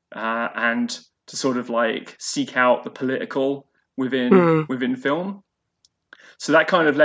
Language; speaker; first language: English; native; English